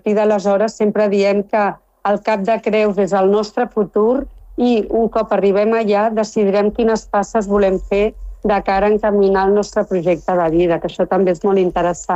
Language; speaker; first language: Catalan; non-native, local second language; Spanish